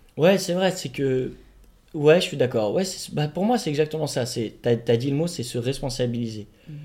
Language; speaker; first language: French; native; French